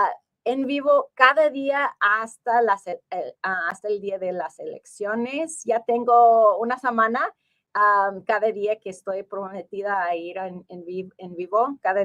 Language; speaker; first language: Spanish; early bilingual, heritage; English